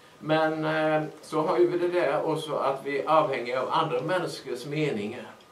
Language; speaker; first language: Swedish; native; Swedish